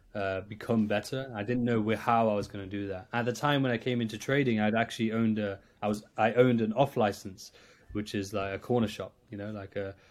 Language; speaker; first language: English; native; English